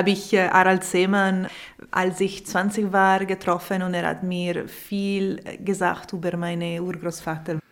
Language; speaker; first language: German; non-native, local second language; Italian